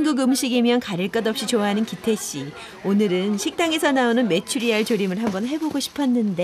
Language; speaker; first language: Korean; native; Korean